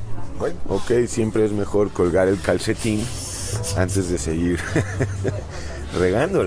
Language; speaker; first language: Spanish; native; Spanish